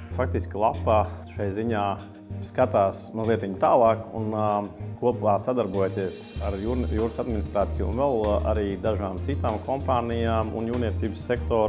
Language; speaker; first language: Latvian; native; Latvian